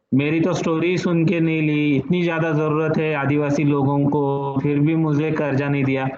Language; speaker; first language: Hindi; non-native, local second language; Marathi